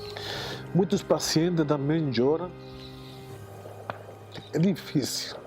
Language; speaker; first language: Portuguese; non-native, fluent; Spanish